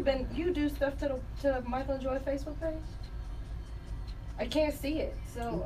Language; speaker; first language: English; native; English